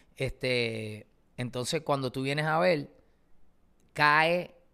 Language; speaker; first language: Spanish; native; Spanish